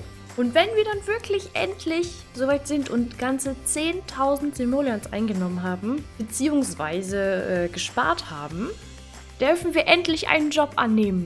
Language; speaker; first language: German; native; German